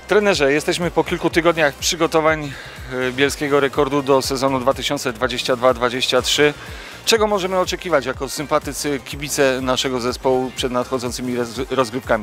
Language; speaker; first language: Polish; native; Polish